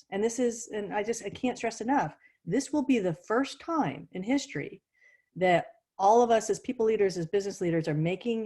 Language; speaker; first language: English; native; English